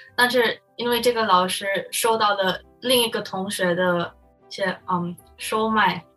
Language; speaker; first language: Chinese; non-native, fluent; Min Nan Chinese